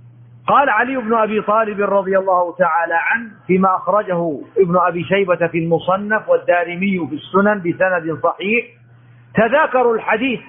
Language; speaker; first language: Arabic; native; Arabic